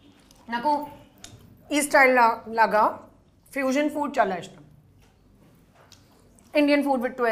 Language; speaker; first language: Telugu; non-native, local second language; Hindi